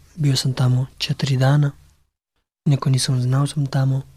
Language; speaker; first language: Serbian; non-native, learner; Pashto